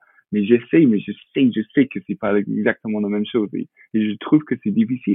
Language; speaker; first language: French; non-native, fluent; English